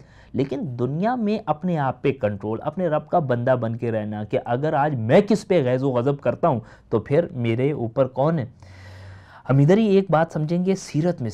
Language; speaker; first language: Urdu; native; Urdu